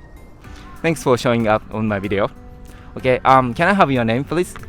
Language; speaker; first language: English; non-native, learner; Japanese